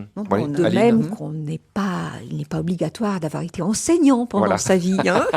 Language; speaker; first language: French; native; French